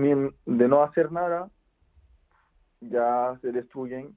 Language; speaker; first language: Spanish; non-native, fluent; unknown